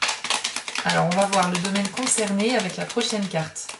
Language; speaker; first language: French; native; French